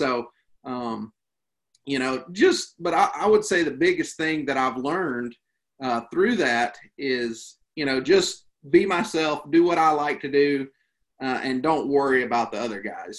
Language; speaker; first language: English; native; English